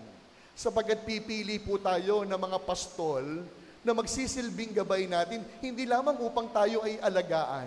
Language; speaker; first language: Filipino; native; Filipino